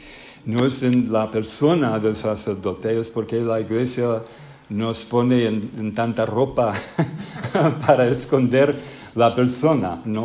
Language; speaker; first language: Spanish; non-native, fluent; English